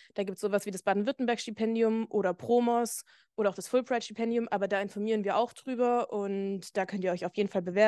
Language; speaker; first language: German; native; German